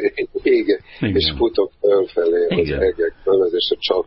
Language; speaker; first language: Hungarian; non-native, fluent; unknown